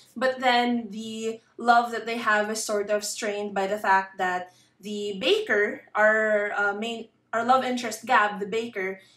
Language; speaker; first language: English; non-native, local second language; Filipino